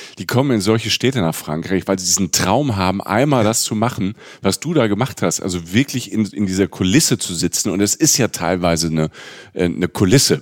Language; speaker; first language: German; native; German